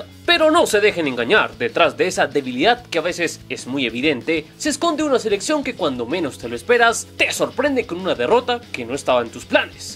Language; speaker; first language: Spanish; native; Spanish